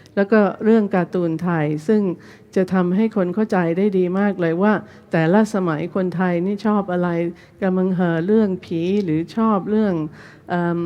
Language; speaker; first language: Thai; non-native, fluent; English